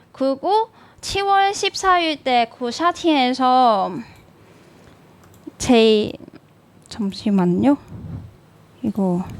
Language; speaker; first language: Korean; non-native, learner; Cantonese